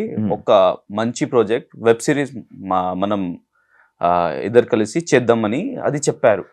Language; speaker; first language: Telugu; non-native, learner; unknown